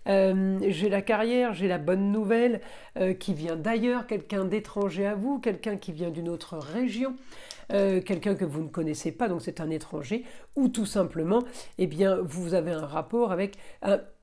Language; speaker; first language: French; native; French